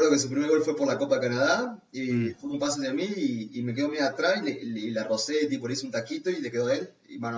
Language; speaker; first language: Spanish; native; Spanish